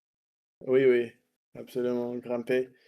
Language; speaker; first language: French; non-native, learner; Russian